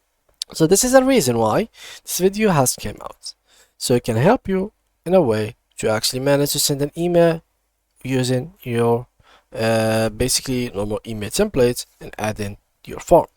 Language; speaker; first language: English; non-native, fluent; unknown